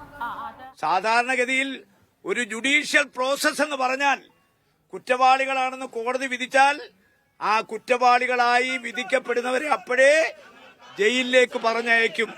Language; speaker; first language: Malayalam; native; Malayalam